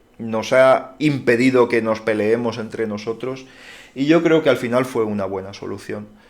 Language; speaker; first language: Spanish; non-native, local second language; Catalan